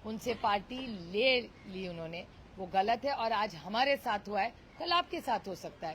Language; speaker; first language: Hindi; non-native, local second language; Marathi